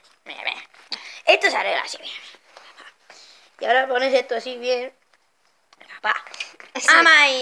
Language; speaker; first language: Spanish; native; Spanish